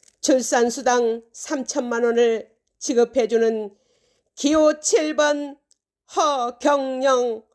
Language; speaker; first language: Korean; native; Korean